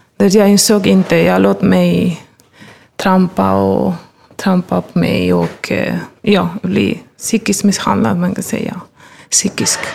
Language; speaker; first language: Swedish; non-native, fluent; Spanish